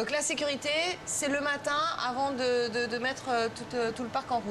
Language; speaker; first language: French; native; French